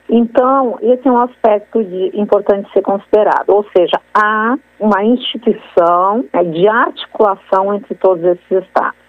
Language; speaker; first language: Portuguese; native; Portuguese